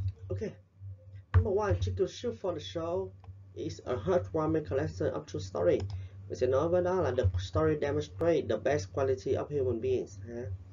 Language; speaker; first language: English; non-native, fluent; Vietnamese